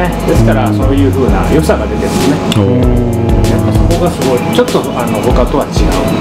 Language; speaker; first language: Japanese; native; Japanese